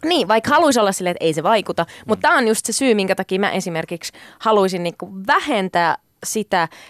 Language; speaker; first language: Finnish; early bilingual, other home language; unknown